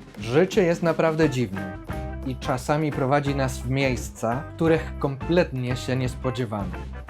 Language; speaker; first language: Polish; non-native, fluent; Spanish